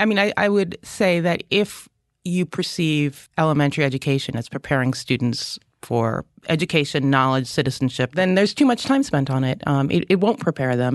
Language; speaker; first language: English; native; English